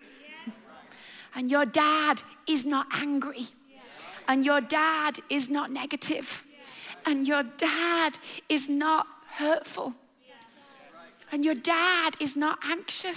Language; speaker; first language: English; native; English